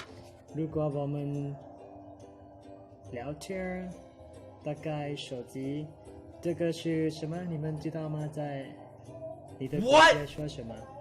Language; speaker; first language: Chinese; non-native, learner; Lao